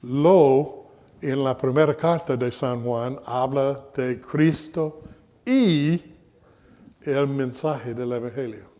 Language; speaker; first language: Spanish; non-native, fluent; English